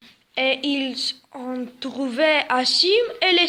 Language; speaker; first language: French; non-native, learner; Greek